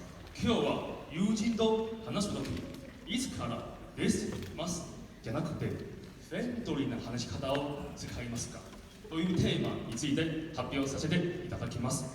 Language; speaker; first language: Japanese; non-native, learner; Min Nan Chinese